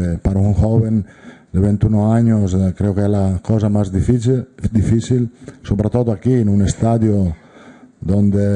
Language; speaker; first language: Spanish; non-native, fluent; Italian